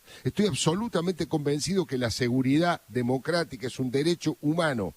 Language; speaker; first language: Spanish; native; Spanish